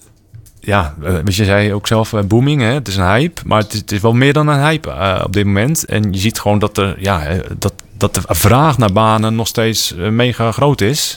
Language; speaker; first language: Dutch; native; Dutch